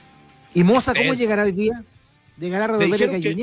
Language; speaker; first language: Spanish; native; Spanish